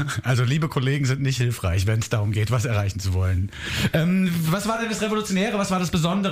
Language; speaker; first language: German; native; German